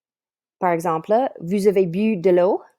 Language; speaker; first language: French; non-native, fluent; English